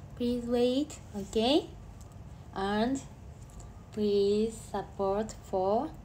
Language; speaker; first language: English; non-native, learner; Japanese